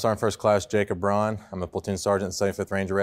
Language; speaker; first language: English; native; English